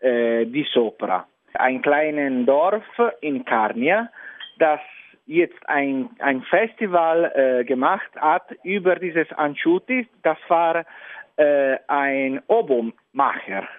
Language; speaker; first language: German; non-native, fluent; Italian